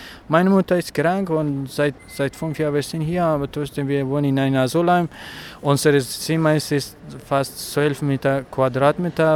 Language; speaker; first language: German; non-native, learner; Persian